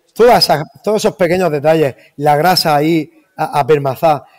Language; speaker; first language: Spanish; native; Spanish